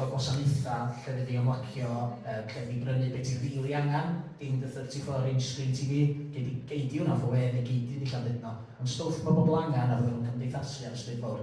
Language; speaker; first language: Welsh; native; Welsh